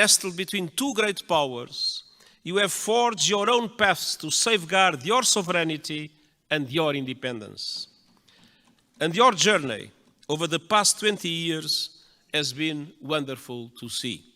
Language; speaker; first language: English; non-native, fluent; Portuguese